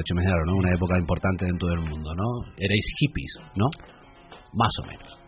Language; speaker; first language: Spanish; native; Spanish